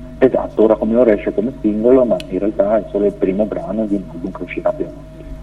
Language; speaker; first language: Italian; early bilingual, other home language; Portuguese